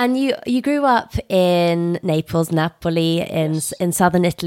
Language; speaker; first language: English; native; English